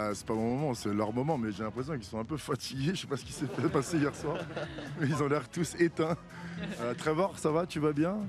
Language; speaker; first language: French; native; French